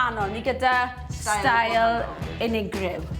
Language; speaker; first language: Welsh; non-native, local second language; English